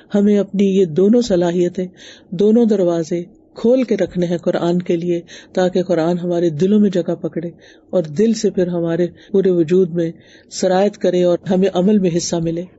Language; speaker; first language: Urdu; native; Urdu